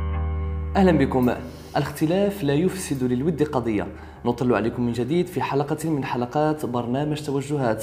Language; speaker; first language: Arabic; native; Arabic